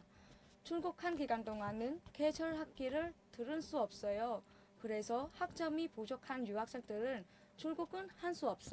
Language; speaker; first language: Korean; non-native, fluent; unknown